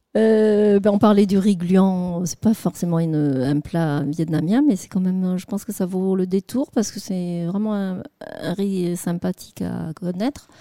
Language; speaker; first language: French; non-native, fluent; Vietnamese